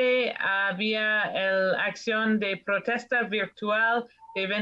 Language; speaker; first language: Spanish; non-native, learner; English